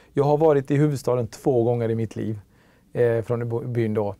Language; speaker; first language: Swedish; early bilingual, other home language; Tigrinya